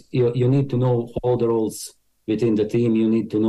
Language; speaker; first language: English; non-native, fluent; Bosnian